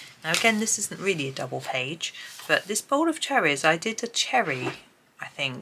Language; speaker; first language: English; native; English